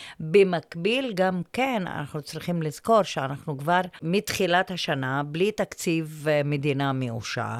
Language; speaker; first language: Hebrew; non-native, local second language; Arabic